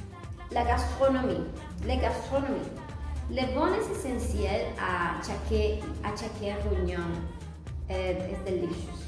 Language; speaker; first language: French; non-native, learner; Spanish